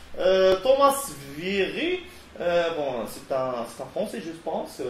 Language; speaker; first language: French; non-native, local second language; Arabic